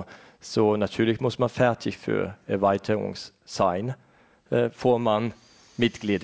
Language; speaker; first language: German; non-native, fluent; Estonian